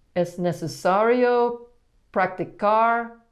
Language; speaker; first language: Spanish; non-native, learner; English